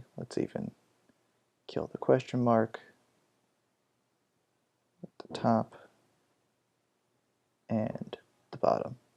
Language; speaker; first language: English; native; English